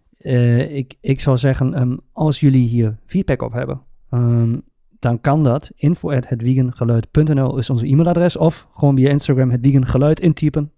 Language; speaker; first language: Dutch; native; Dutch